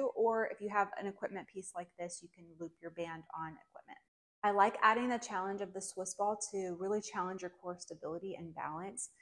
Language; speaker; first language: English; native; English